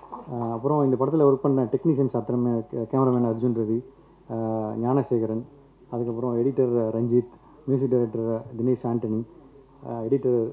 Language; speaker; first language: Tamil; native; Tamil